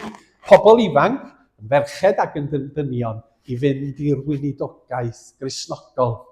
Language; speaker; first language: Welsh; native; Welsh